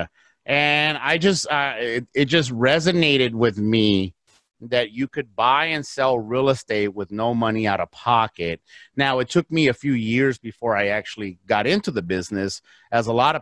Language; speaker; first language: English; early bilingual, other home language; Spanish